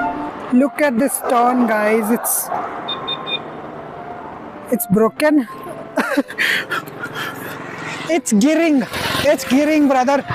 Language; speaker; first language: English; non-native, learner; Hindi